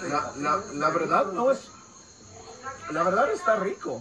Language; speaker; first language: Spanish; non-native, fluent; English